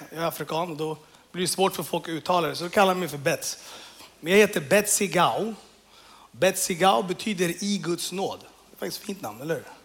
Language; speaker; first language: Swedish; early bilingual, other home language; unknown